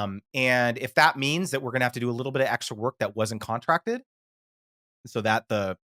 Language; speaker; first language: English; native; English